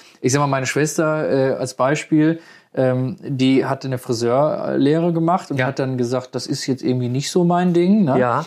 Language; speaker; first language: German; native; German